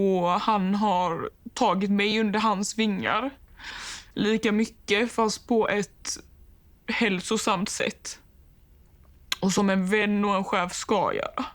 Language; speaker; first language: Swedish; native; Swedish